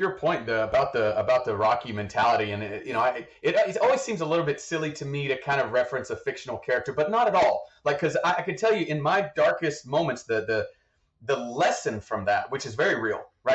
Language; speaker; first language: English; native; English